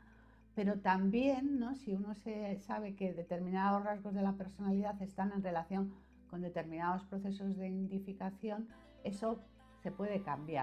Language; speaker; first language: Spanish; native; Spanish